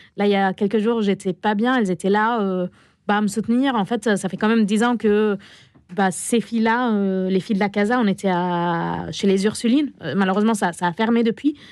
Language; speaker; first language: French; non-native, fluent; Arabic